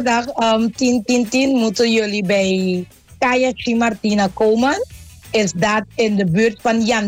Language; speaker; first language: Dutch; non-native, learner; Papiamento